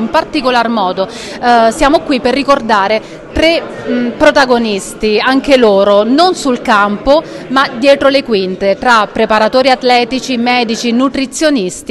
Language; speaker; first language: Italian; native; Italian